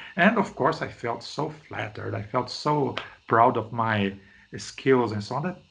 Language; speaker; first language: English; non-native, fluent; Portuguese